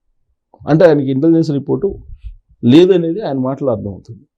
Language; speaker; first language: Telugu; native; Telugu